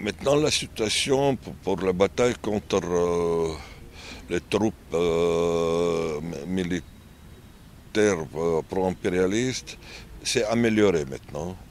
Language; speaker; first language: French; non-native, learner; Arabic